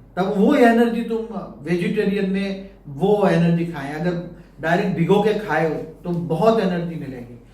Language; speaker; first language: Hindi; non-native, local second language; Gujarati